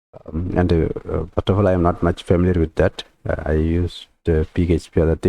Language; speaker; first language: English; non-native, local second language; Tamil